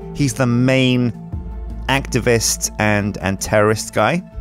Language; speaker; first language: English; native; English